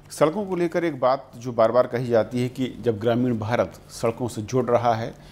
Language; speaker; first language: Hindi; native; Hindi